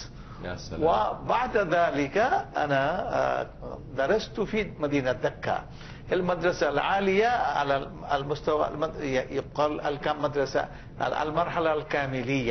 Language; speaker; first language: Arabic; non-native, fluent; Bangla